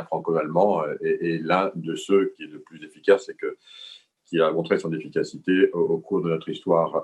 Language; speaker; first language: French; native; French